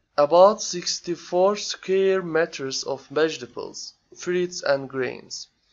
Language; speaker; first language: English; non-native, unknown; Turkish